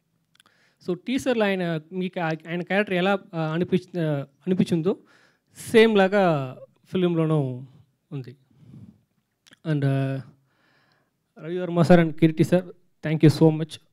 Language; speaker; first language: Telugu; non-native, local second language; Tamil